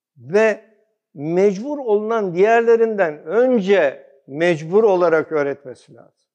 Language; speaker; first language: Turkish; early bilingual, heritage; Turkish